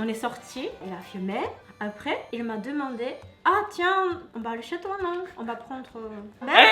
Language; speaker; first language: French; non-native, fluent; Japanese